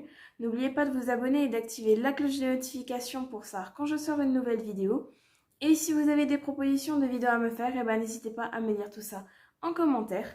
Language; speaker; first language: French; native; French